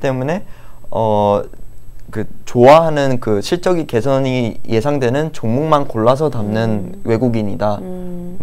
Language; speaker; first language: Korean; native; Korean